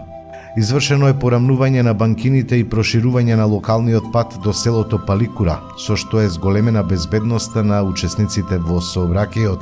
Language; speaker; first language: Macedonian; native; Macedonian